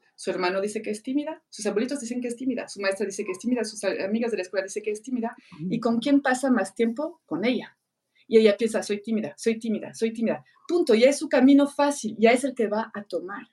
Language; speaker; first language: Spanish; non-native, fluent; French